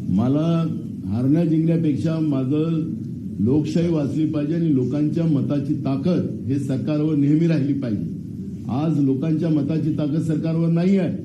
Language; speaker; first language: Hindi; non-native, local second language; Marathi